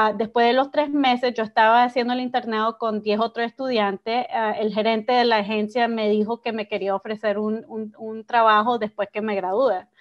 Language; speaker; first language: Spanish; early bilingual, heritage; Spanish